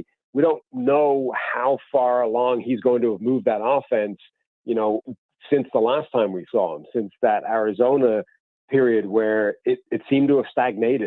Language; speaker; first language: English; native; English